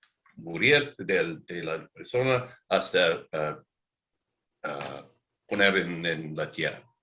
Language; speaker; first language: Spanish; non-native, learner; English